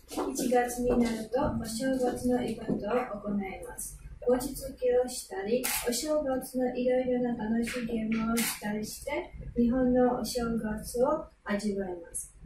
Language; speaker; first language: Japanese; non-native, learner; Armenian